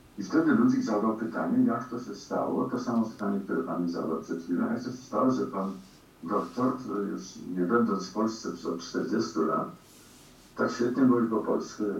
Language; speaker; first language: Polish; early bilingual, heritage; Polish